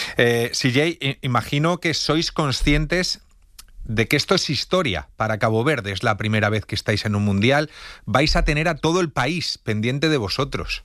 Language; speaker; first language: Spanish; native; Spanish